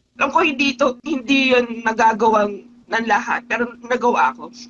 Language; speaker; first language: Filipino; native; Filipino